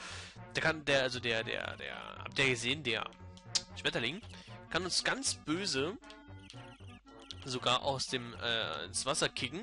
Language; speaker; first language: German; native; German